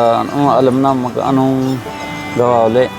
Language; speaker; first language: Filipino; non-native, learner; Punjabi